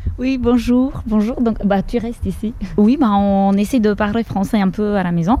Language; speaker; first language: French; non-native, fluent; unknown